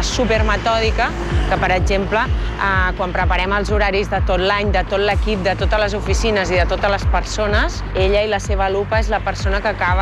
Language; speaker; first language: Catalan; native; Catalan